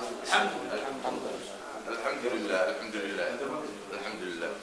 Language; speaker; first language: Arabic; native; Arabic